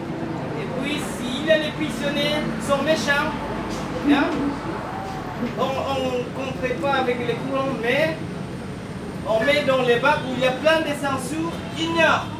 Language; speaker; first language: French; non-native, learner; Indonesian